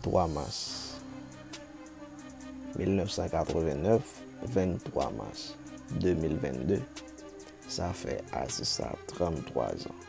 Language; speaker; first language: French; non-native, local second language; Haitian Creole